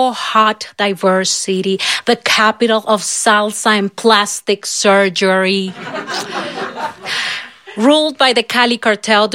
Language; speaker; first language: English; non-native, fluent; Spanish